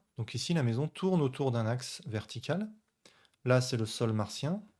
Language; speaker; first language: French; native; French